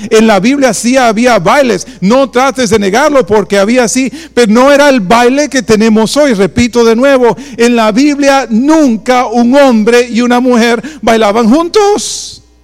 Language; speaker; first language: Spanish; native; Spanish